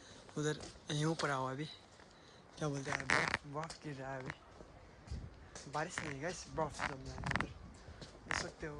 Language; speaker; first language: Hindi; non-native, learner; Nepali